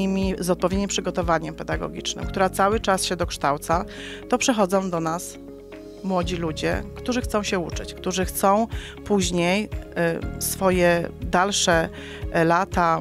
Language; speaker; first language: Polish; native; Polish